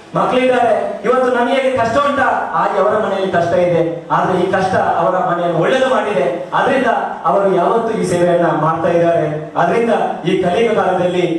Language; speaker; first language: Kannada; native; Kannada